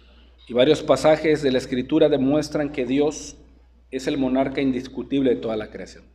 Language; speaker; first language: Spanish; native; Spanish